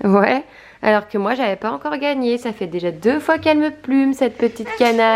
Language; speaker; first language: French; native; French